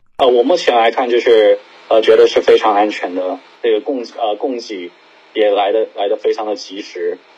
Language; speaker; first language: Chinese; non-native, fluent; Korean